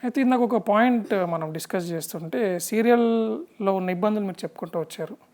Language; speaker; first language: Telugu; native; Telugu